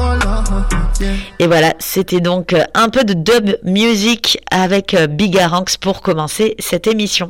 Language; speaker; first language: French; native; French